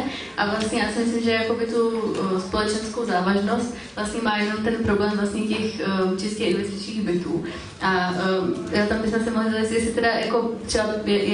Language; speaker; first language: Czech; native; Czech